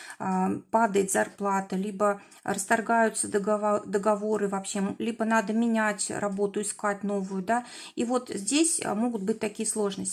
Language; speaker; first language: Russian; native; Russian